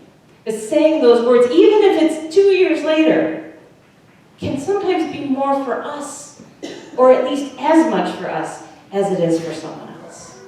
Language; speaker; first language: English; native; English